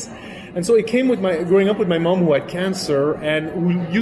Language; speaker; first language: English; non-native, fluent; French